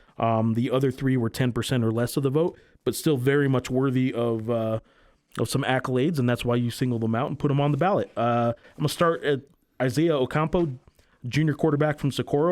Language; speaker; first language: English; native; English